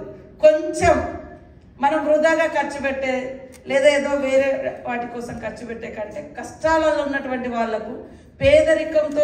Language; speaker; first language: Telugu; native; Telugu